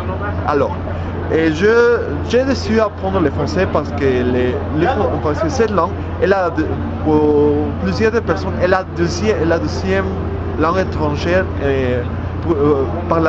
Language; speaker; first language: French; non-native, learner; Spanish